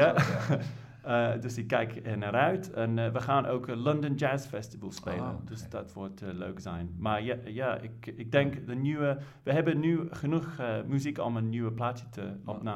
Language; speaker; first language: Dutch; non-native, fluent; English